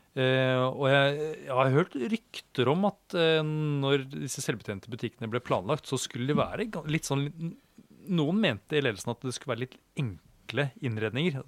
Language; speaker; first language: Norwegian; native; Norwegian